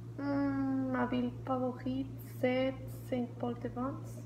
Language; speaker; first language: French; non-native, learner; Spanish